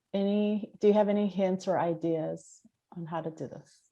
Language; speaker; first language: English; native; English